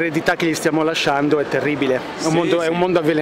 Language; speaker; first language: Italian; native; Italian